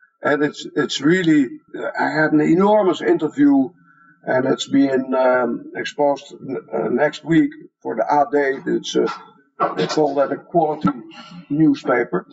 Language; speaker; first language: English; non-native, fluent; Dutch